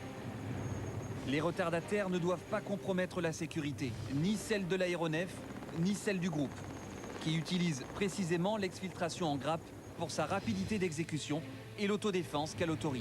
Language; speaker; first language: French; native; French